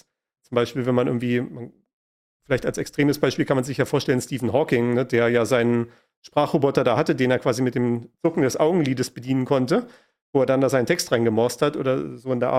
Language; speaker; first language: German; native; German